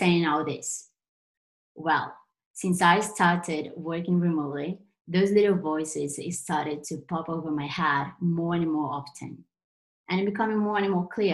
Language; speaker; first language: English; non-native, fluent; Portuguese